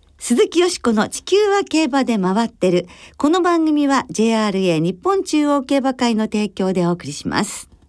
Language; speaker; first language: Japanese; native; Japanese